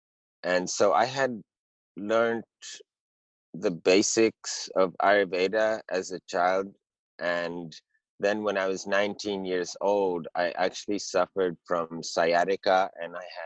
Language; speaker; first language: English; early bilingual, heritage; English